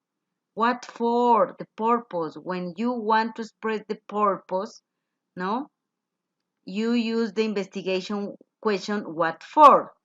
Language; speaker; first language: English; non-native, fluent; Spanish